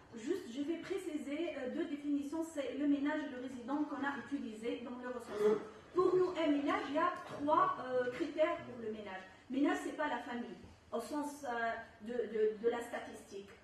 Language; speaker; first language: French; non-native, local second language; Arabic